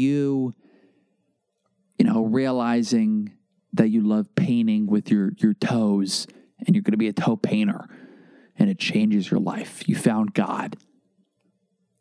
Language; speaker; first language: English; native; English